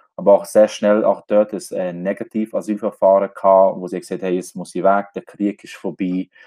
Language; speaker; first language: German; non-native, fluent; Albanian